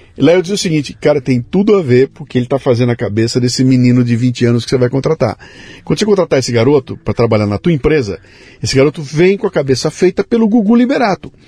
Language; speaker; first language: Portuguese; native; Portuguese